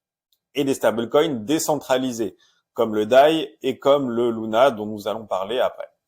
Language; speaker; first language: French; native; French